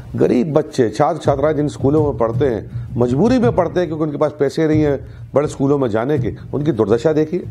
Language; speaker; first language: Hindi; native; Hindi